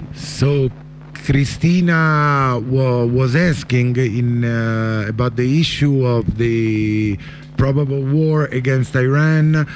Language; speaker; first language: English; non-native, fluent; Italian